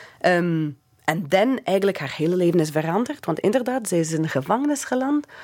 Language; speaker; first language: Dutch; non-native, fluent; English